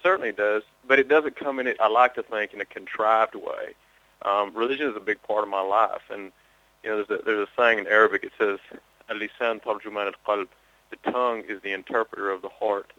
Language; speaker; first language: English; native; English